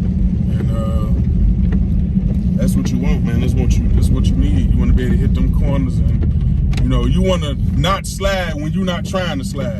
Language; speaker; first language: English; native; English